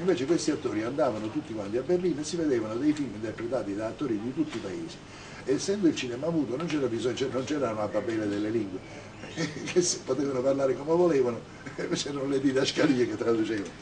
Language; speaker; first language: Italian; native; Italian